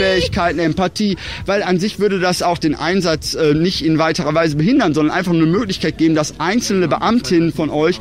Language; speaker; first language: German; native; German